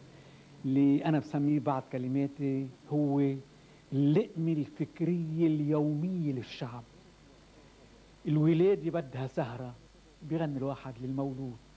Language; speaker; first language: Arabic; native; Arabic